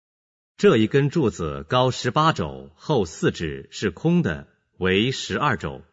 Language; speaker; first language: Chinese; native; Chinese